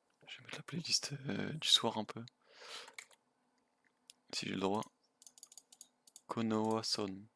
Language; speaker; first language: French; native; French